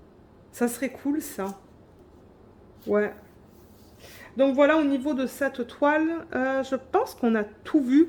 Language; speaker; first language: French; native; French